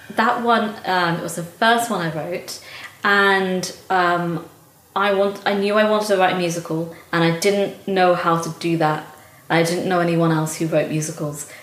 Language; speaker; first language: English; native; English